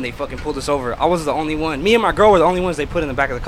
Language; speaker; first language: English; native; English